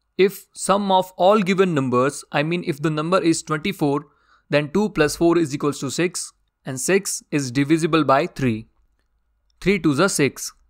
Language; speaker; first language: English; non-native, local second language; Hindi